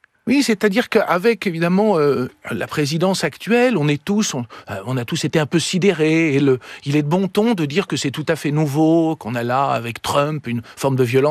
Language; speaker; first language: French; native; French